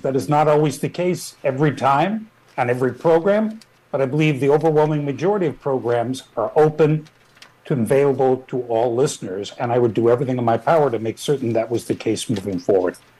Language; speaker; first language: English; native; English